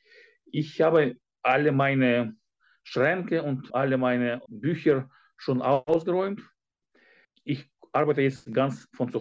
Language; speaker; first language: German; non-native, fluent; Ukrainian